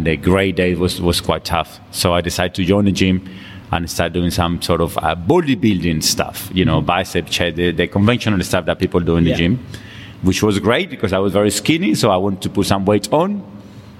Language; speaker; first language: English; non-native, fluent; Spanish